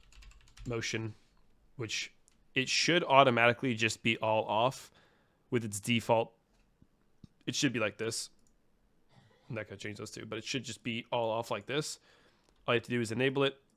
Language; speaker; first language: English; native; English